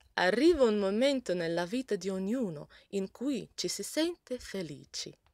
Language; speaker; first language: Italian; non-native, fluent; Russian